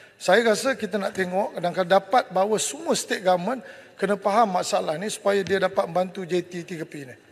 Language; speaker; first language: Malay; native; Malay